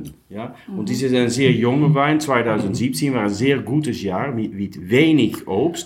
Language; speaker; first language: German; non-native, learner; Dutch